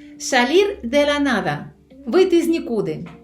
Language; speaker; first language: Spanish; non-native, fluent; Ukrainian